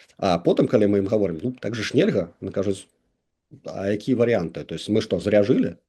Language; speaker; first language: Belarusian; non-native, local second language; Russian